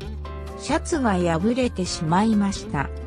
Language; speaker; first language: Japanese; non-native, learner; English